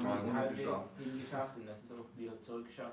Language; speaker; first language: German; native; German